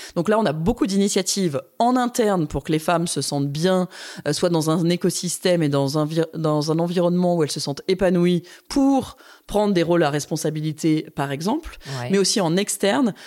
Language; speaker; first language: French; native; French